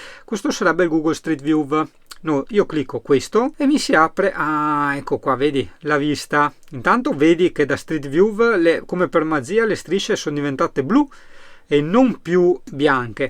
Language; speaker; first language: Italian; native; Italian